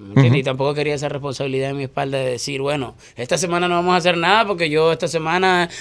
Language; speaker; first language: Spanish; native; Spanish